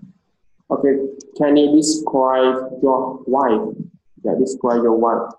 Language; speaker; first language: English; non-native, learner; Vietnamese